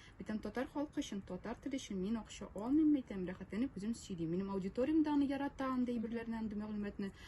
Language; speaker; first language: Tatar; non-native, local second language; Russian